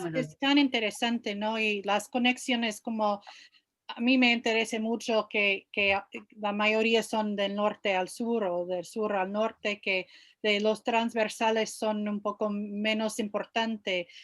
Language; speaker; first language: Spanish; non-native, fluent; English